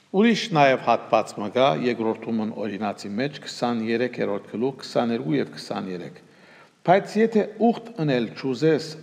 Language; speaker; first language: Armenian; early bilingual, heritage; Armenian